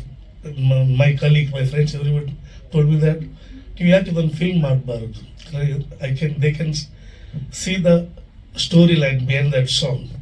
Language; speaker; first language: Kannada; non-native, local second language; Konkani